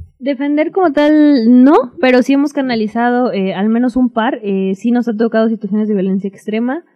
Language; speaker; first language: Spanish; native; Spanish